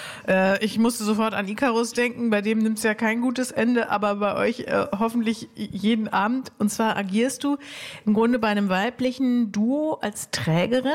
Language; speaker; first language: German; native; German